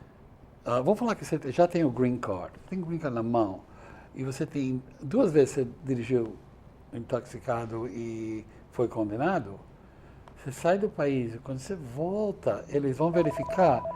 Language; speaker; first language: Portuguese; non-native, fluent; English